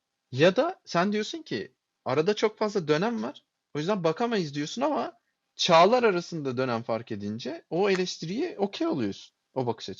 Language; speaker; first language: Turkish; native; Turkish